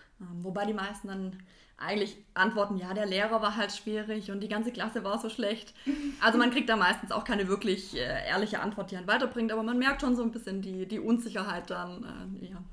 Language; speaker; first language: German; native; German